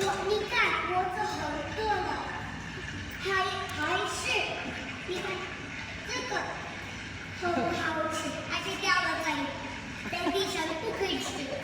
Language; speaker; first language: Chinese; non-native, learner; Hebrew